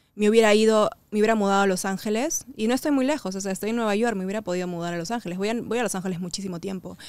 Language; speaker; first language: Spanish; native; Spanish